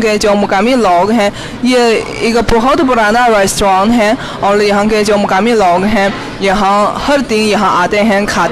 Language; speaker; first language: Hindi; non-native, fluent; Chinese